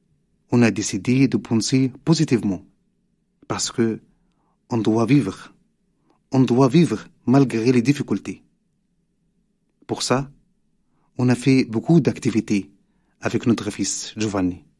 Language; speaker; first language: French; non-native, learner; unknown